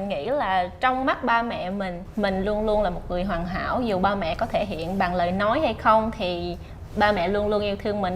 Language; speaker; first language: Vietnamese; native; Vietnamese